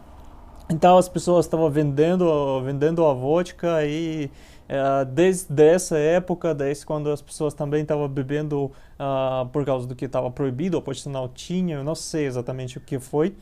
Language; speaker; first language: Portuguese; non-native, learner; Russian